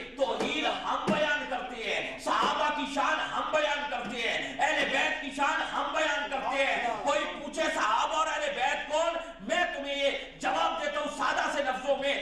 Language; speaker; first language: Urdu; non-native, local second language; Pashto